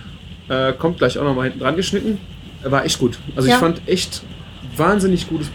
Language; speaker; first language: German; native; German